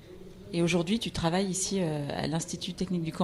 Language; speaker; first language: French; native; French